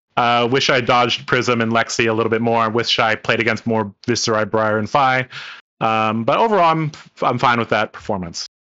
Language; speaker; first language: English; non-native, local second language; Cantonese